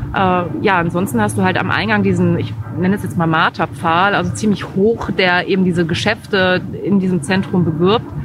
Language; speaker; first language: German; native; German